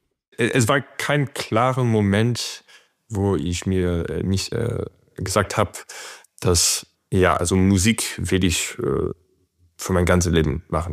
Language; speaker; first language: German; non-native, fluent; French